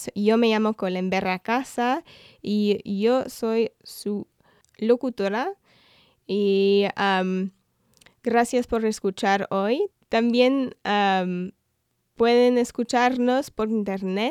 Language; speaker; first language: Spanish; non-native, fluent; English